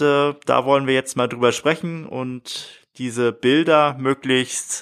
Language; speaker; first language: German; native; German